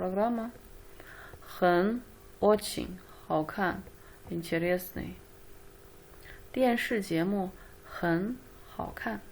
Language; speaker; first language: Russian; non-native, learner; Chinese